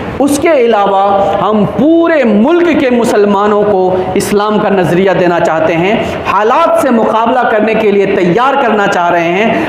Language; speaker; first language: Urdu; native; Urdu